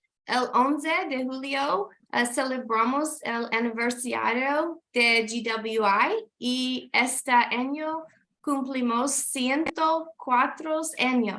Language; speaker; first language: Spanish; non-native, learner; English